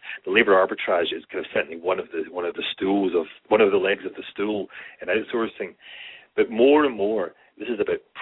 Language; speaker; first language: English; native; English